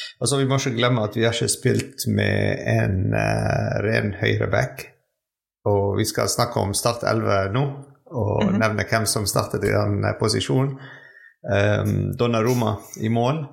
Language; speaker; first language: Norwegian; non-native, fluent; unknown